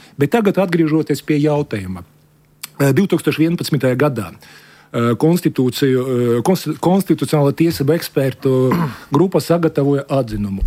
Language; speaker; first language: Latvian; non-native, local second language; Russian